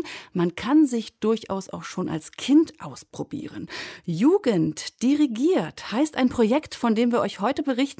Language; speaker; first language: German; native; German